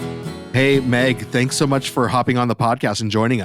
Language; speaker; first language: English; native; English